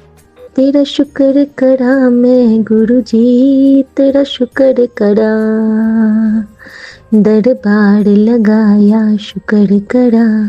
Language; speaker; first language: Hindi; native; Hindi